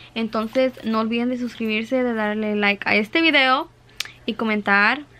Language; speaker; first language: Spanish; early bilingual, heritage; Spanish